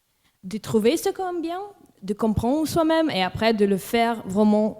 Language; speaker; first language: French; non-native, local second language; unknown